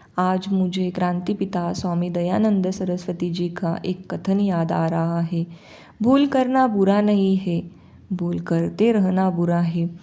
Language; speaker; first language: Hindi; native; Hindi